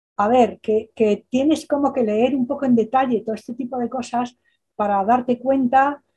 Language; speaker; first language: Spanish; native; Spanish